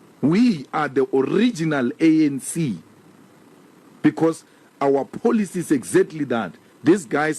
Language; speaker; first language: English; non-native, local second language; Northern Sotho